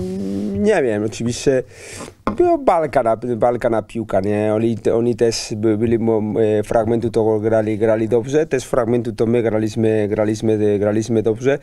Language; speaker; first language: Polish; non-native, learner; Spanish